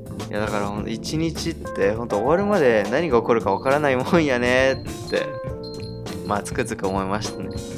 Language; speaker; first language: Japanese; early bilingual, heritage; Japanese